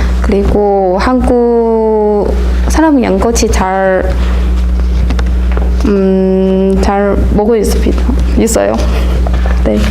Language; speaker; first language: Korean; non-native, learner; Chinese